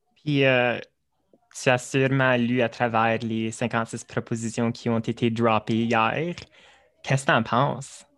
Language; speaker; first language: French; native; French